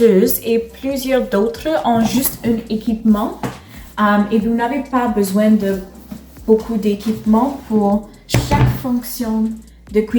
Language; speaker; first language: French; non-native, learner; English